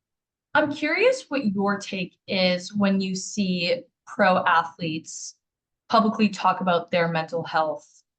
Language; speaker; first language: English; native; English